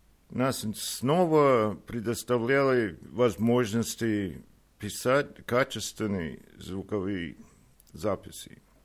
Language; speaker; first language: Russian; non-native, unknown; English